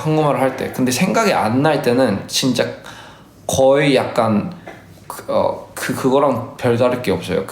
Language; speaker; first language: Korean; early bilingual, heritage; English